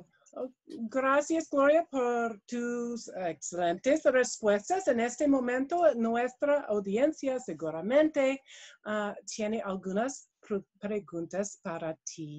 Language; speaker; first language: Spanish; non-native, learner; English